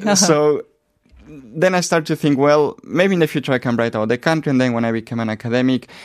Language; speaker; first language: English; non-native, fluent; Spanish